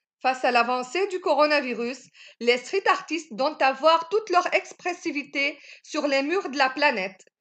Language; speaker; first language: French; non-native, local second language; Arabic